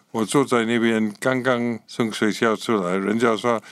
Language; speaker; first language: Chinese; non-native, fluent; English